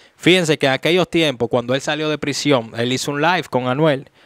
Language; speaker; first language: Spanish; native; Spanish